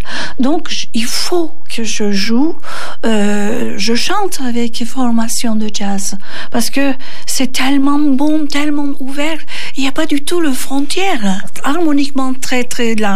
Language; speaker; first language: French; non-native, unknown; Turkish